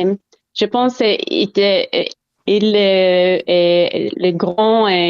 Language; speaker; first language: French; non-native, learner; Hebrew